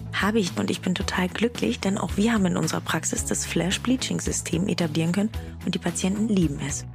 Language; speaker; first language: German; native; German